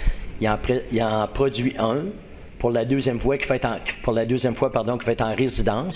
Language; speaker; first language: French; native; French